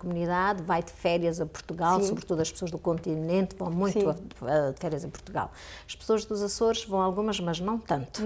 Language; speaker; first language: Portuguese; native; Portuguese